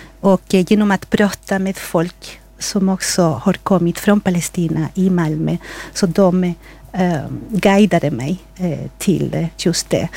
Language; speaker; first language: Swedish; non-native, fluent; Spanish